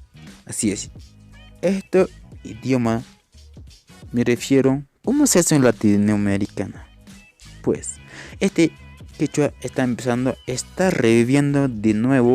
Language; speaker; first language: Spanish; non-native, local second language; Quechua